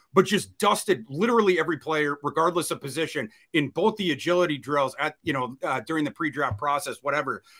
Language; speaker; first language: English; native; English